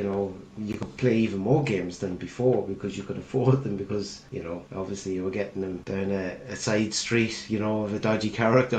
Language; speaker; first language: English; native; English